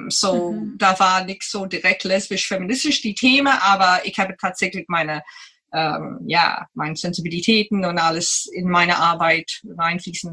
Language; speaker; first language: German; non-native, fluent; English